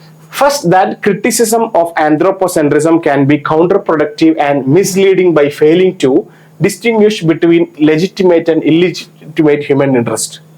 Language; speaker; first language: English; non-native, local second language; Malayalam